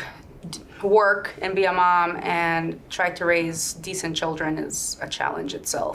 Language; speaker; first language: English; non-native, fluent; Swedish